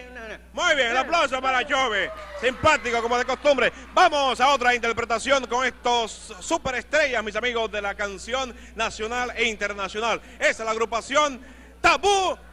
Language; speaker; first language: Spanish; native; Spanish